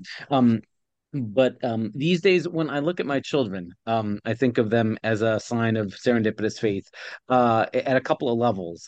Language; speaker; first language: English; native; English